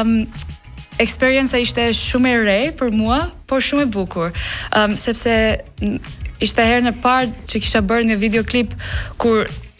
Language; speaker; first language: Albanian; non-native, learner; English